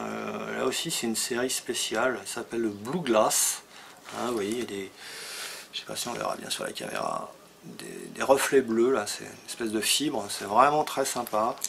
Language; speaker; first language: French; native; French